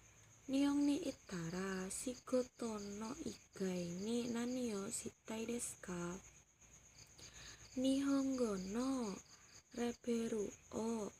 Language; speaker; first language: Japanese; non-native, learner; Indonesian